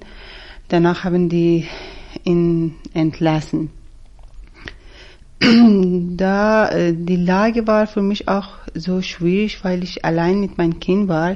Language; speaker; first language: German; non-native, fluent; Persian